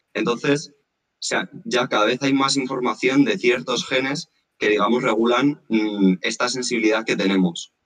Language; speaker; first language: Spanish; native; Spanish